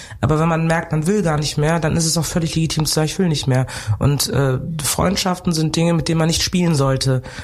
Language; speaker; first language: German; early bilingual, other home language; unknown